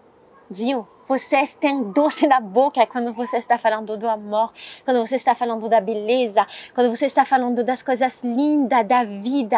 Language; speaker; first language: Portuguese; non-native, learner; French